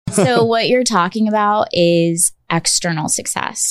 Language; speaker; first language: English; native; English